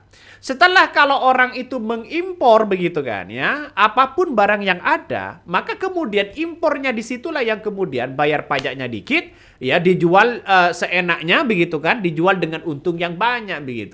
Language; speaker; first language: Indonesian; native; Indonesian